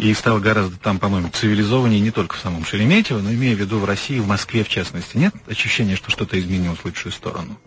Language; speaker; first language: Russian; native; Russian